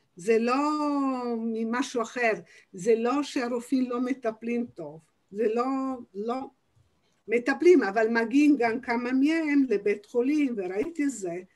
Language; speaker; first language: Hebrew; non-native, fluent; Italian